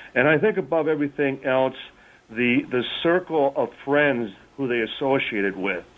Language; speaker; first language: English; native; English